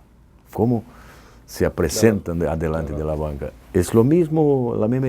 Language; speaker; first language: Spanish; non-native, fluent; Portuguese